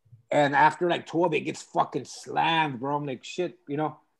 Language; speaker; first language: English; early bilingual, other home language; Spanish